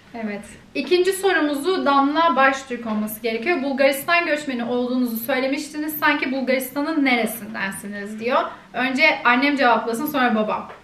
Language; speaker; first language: Turkish; native; Turkish